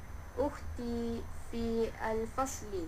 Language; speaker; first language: Arabic; non-native, learner; Malay